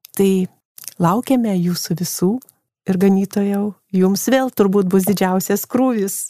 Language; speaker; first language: Lithuanian; native; Lithuanian